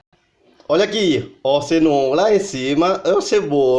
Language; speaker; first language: Portuguese; non-native, learner; Haitian Creole